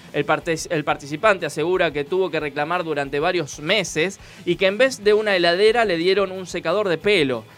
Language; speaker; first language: Spanish; native; Spanish